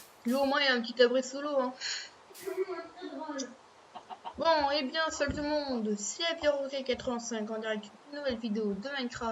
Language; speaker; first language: French; native; French